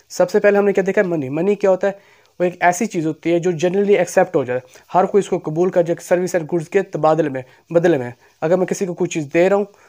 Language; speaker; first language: Urdu; non-native, local second language; Punjabi